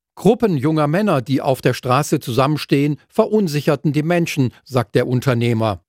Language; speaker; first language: German; native; German